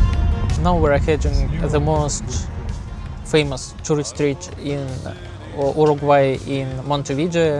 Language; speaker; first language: English; non-native, learner; Russian